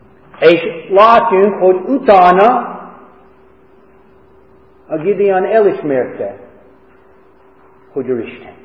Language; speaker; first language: Hungarian; non-native, fluent; English